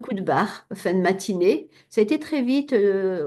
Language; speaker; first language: French; native; French